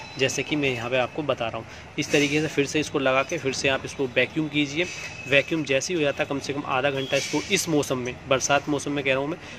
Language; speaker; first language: Hindi; native; Hindi